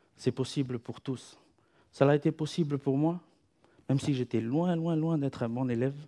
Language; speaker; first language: French; non-native, fluent; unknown